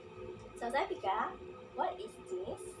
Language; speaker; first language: English; non-native, learner; Indonesian